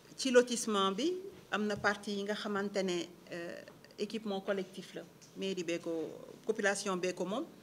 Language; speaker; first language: Wolof; non-native, local second language; Jola-Fonyi